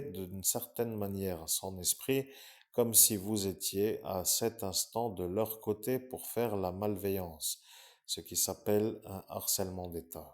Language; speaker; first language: French; native; French